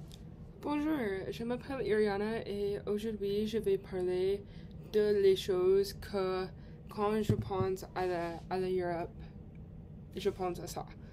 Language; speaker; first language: French; non-native, learner; English